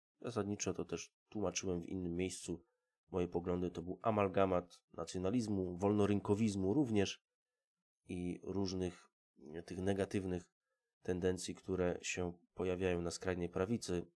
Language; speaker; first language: Polish; native; Polish